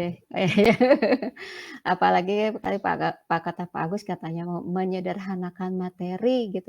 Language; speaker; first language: Indonesian; non-native, local second language; Sundanese